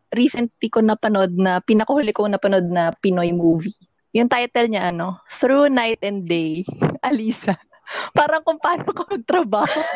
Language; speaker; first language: Filipino; native; Filipino